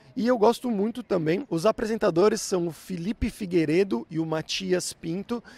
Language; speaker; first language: Portuguese; native; Portuguese